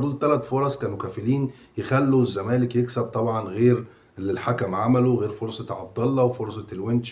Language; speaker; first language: Arabic; native; Arabic